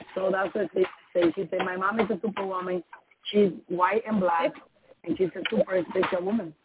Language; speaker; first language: English; non-native, learner; Spanish